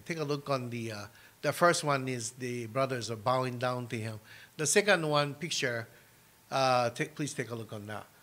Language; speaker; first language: English; non-native, fluent; Japanese